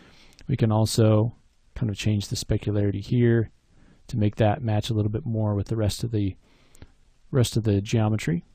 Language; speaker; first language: English; native; English